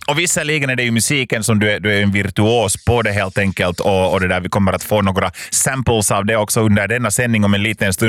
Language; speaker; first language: Swedish; native; Swedish